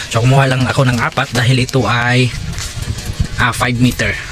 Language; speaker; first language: Filipino; non-native, local second language; Cebuano